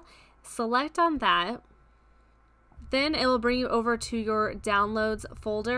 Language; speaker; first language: English; native; English